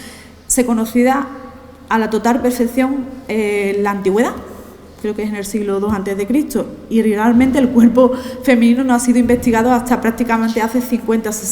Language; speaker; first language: Spanish; native; Spanish